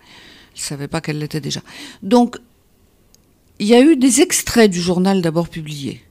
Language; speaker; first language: French; native; French